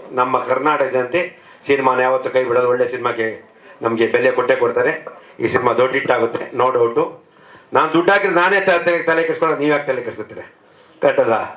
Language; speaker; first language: Kannada; native; Kannada